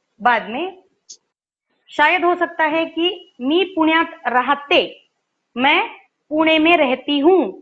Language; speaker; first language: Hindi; non-native, local second language; Marathi